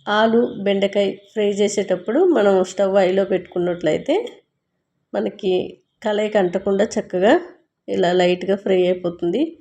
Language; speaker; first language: Telugu; native; Telugu